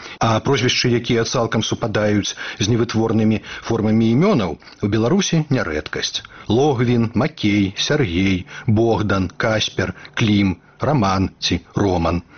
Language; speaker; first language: Belarusian; native; Belarusian